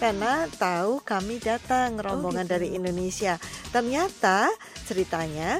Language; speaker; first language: Indonesian; native; Indonesian